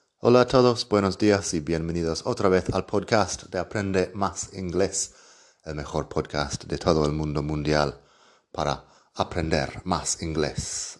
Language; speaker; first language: Spanish; non-native, fluent; English